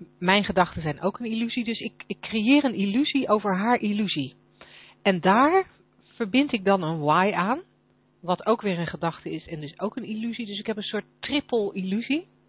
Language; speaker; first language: Dutch; native; Dutch